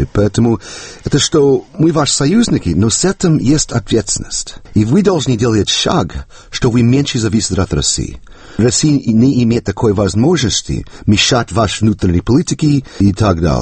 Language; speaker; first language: Russian; non-native, fluent; English